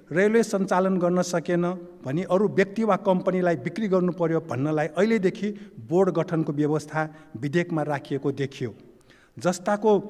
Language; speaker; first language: Nepali; non-native, local second language; Newari